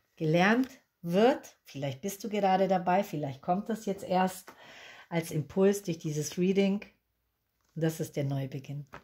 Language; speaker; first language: German; non-native, fluent; Spanish